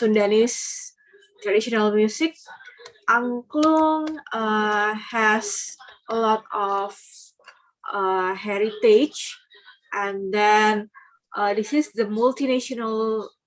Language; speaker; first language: English; non-native, learner; Indonesian